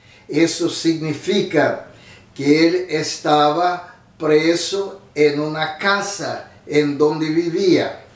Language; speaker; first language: Spanish; non-native, fluent; Portuguese